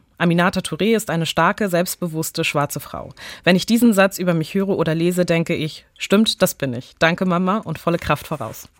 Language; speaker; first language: German; early bilingual, other home language; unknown